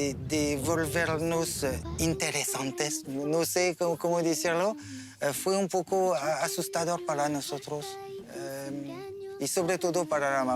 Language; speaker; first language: Spanish; non-native, learner; French